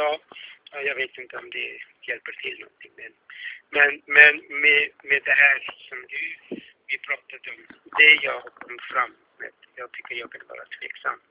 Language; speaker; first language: Swedish; non-native, fluent; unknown